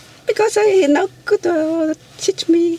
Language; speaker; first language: English; non-native, learner; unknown